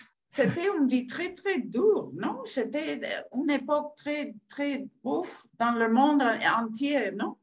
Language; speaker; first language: French; non-native, fluent; Spanish